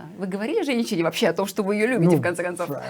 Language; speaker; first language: Russian; native; Russian